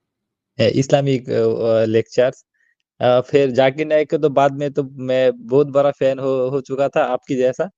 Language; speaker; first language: Hindi; non-native, learner; Bangla